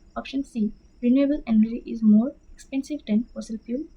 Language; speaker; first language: English; non-native, local second language; Assamese